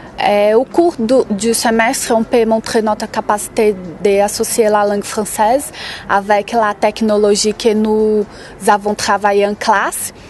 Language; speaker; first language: French; non-native, learner; Portuguese